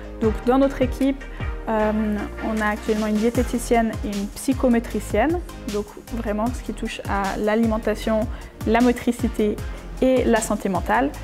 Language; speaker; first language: French; native; French